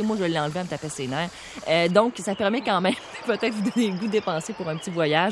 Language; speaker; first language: French; native; French